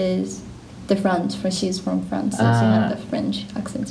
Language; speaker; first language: English; non-native, learner; Japanese